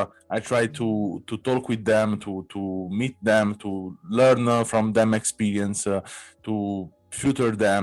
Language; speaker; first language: English; non-native, fluent; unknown